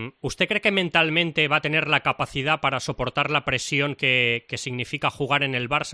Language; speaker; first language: Spanish; native; Spanish